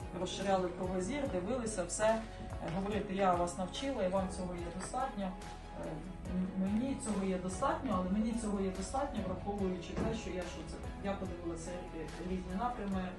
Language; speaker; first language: Ukrainian; native; Ukrainian